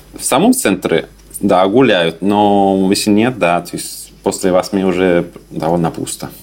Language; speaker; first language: Russian; non-native, fluent; Spanish